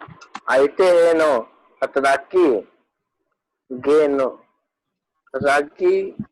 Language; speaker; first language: Japanese; non-native, learner; Hindi